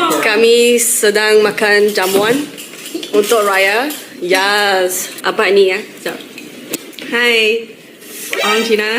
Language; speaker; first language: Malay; non-native, local second language; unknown